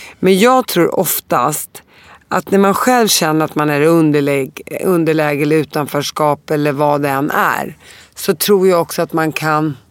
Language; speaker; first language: Swedish; early bilingual, other home language; Arabic